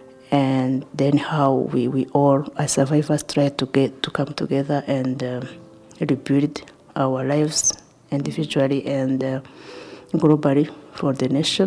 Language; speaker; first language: English; non-native, local second language; Kinyarwanda